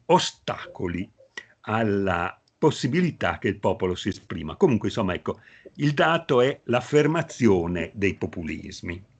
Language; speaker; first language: Italian; native; Italian